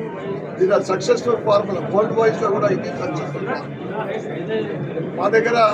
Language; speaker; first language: Telugu; native; Telugu